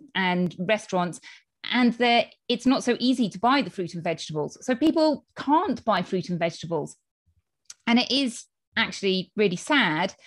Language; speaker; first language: English; native; English